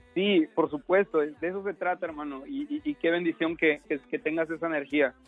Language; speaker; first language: Spanish; native; Spanish